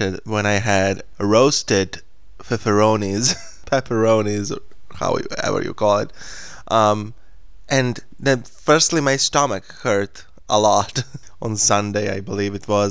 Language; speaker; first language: English; non-native, fluent; Serbian